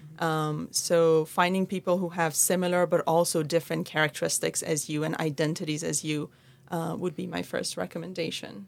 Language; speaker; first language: English; non-native, fluent; Persian